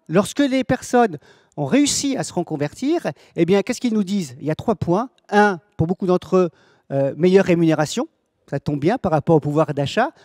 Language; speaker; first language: French; native; French